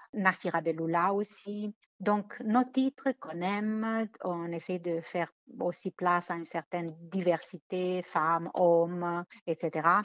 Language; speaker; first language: French; non-native, fluent; Romanian